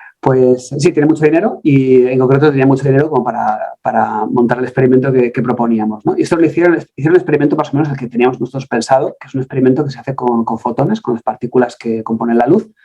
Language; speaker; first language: Spanish; native; Spanish